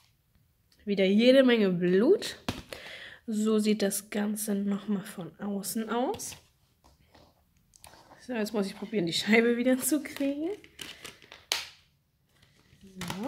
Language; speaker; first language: German; native; German